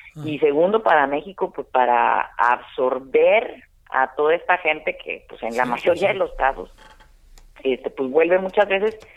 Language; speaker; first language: Spanish; native; Spanish